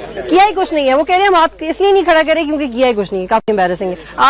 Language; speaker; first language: Urdu; native; Urdu